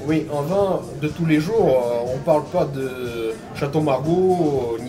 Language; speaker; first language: French; non-native, fluent; Russian